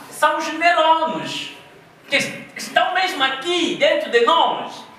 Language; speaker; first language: Portuguese; non-native, local second language; Kongo